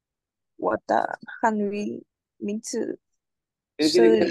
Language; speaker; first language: Chinese; non-native, learner; Vietnamese